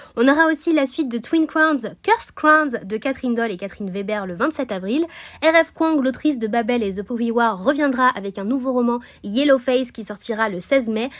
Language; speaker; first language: French; native; French